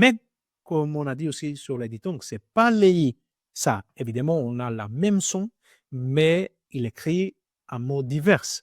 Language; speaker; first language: French; non-native, learner; Greek